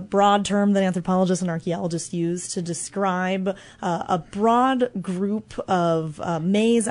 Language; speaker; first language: English; native; English